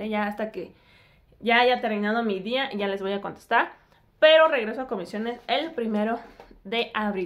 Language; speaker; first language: Spanish; native; Spanish